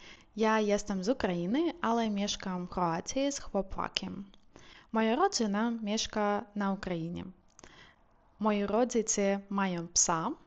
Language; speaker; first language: Polish; non-native, learner; Ukrainian